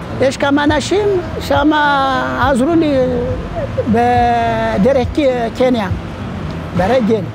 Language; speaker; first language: Hebrew; non-native, learner; Amharic